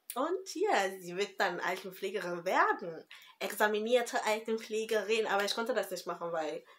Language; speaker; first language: German; non-native, learner; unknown